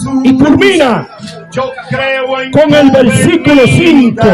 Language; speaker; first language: Spanish; native; Spanish